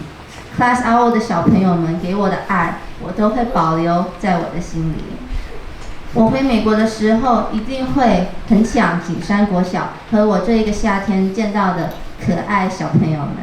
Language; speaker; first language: Chinese; early bilingual, heritage; Chinese